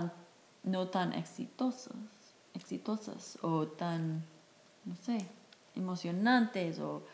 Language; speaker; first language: Spanish; non-native, fluent; English